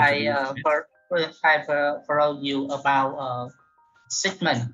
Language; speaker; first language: English; non-native, learner; Vietnamese